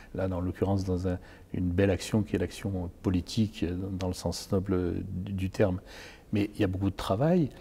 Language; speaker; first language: French; native; French